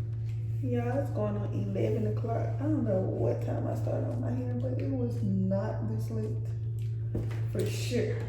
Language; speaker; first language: English; native; English